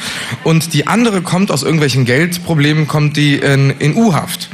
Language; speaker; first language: German; native; German